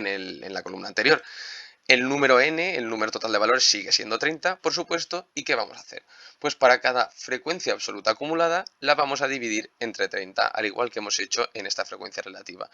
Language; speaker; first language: Spanish; native; Spanish